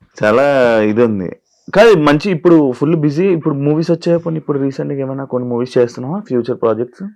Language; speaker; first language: Telugu; native; Telugu